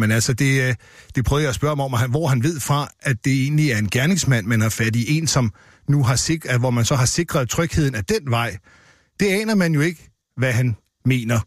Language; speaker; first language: Danish; native; Danish